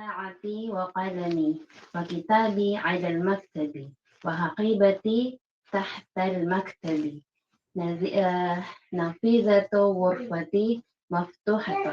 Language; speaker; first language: Arabic; non-native, learner; Filipino